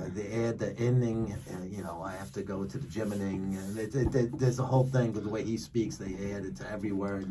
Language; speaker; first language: English; native; English